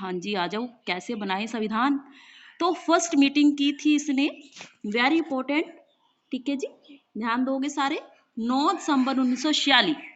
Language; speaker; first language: Hindi; non-native, local second language; Punjabi